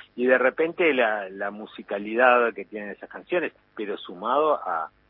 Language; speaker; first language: Spanish; native; Spanish